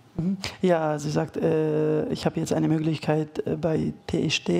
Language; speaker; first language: German; non-native, fluent; Arabic